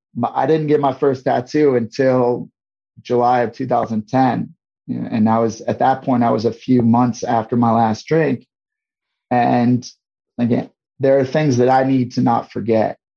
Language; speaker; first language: English; native; English